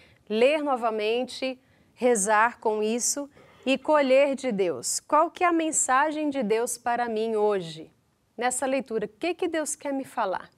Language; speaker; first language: Portuguese; native; Portuguese